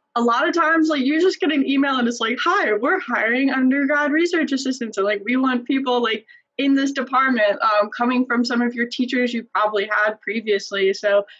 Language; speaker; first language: English; native; English